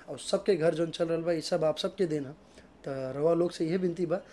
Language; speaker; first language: Hindi; native; Hindi